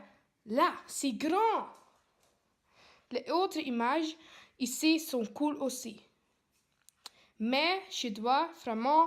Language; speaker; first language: French; non-native, learner; Dutch